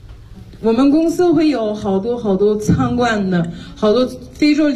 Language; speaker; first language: Chinese; non-native, fluent; French